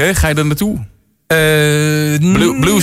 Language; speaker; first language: Dutch; native; Dutch